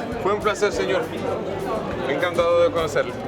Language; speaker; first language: Spanish; non-native, learner; French